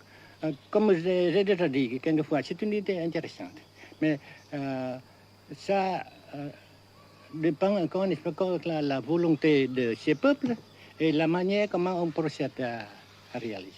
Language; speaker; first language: French; non-native, fluent; Vietnamese